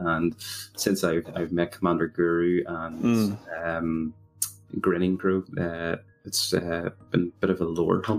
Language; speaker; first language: English; native; English